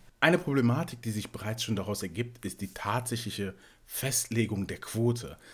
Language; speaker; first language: German; early bilingual, other home language; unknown